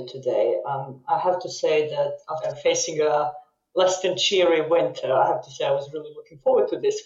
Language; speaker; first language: English; non-native, fluent; Serbian